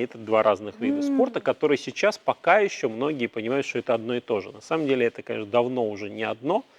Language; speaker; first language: Russian; native; Russian